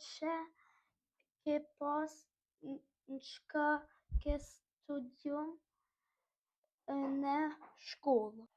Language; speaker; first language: Albanian; early bilingual, heritage; Albanian